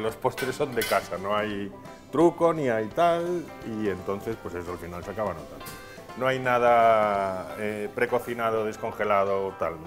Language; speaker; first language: Spanish; native; Spanish